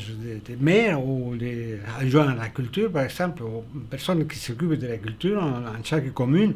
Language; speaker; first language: French; non-native, fluent; Spanish